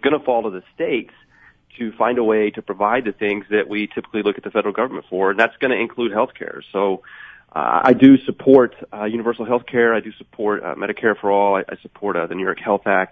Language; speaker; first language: English; native; English